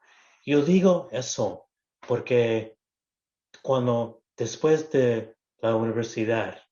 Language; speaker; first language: Spanish; non-native, local second language; English